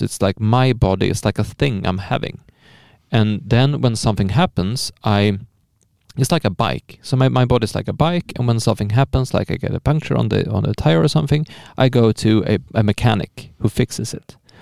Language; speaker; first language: English; non-native, fluent; Swedish